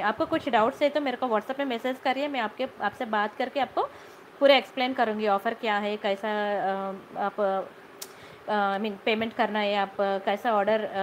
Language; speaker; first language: Hindi; non-native, local second language; Telugu